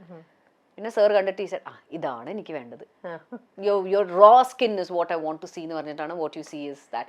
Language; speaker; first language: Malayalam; early bilingual, heritage; Malayalam